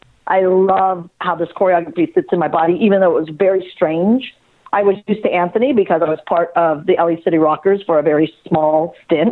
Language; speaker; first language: English; native; English